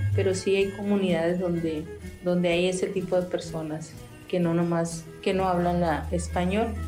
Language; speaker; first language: Spanish; non-native, local second language; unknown